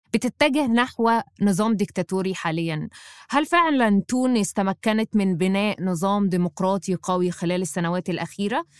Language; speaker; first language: Arabic; native; Arabic